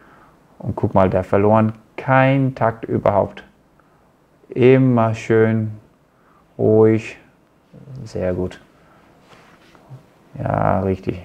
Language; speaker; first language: German; non-native, fluent; Danish